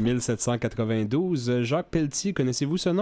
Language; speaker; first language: French; native; French